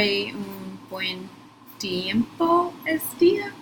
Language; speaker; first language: Spanish; non-native, learner; English